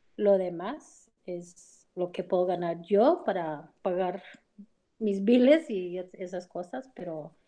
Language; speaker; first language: Spanish; early bilingual, heritage; Spanish